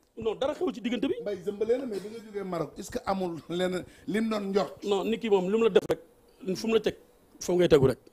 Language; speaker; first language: Wolof; native; Wolof